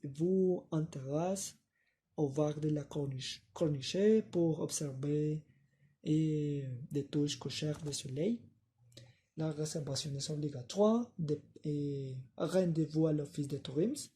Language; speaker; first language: French; non-native, learner; Spanish